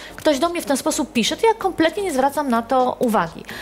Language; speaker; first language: Polish; native; Polish